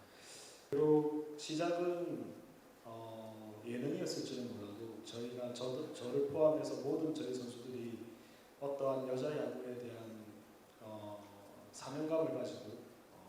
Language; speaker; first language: Korean; native; Korean